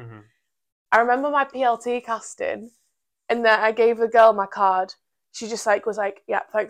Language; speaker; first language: English; native; English